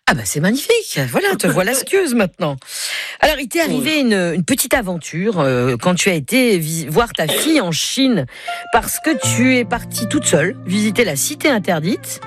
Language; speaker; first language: French; native; French